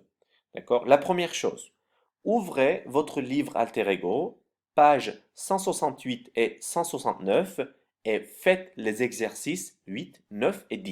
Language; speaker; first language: French; non-native, fluent; Turkish